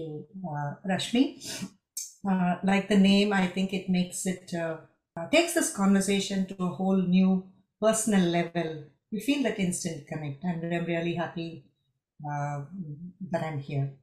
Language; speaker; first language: English; non-native, local second language; Tamil